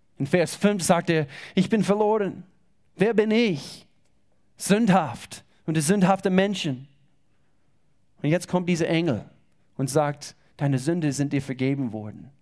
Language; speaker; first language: German; non-native, fluent; English